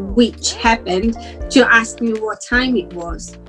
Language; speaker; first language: English; non-native, fluent; Portuguese